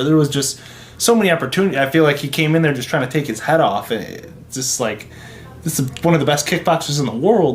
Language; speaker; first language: English; native; English